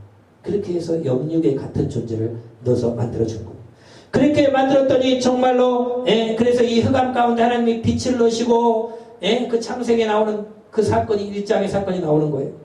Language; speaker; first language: Korean; native; Korean